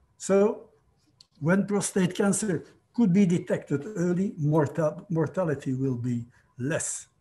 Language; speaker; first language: English; non-native, fluent; Dutch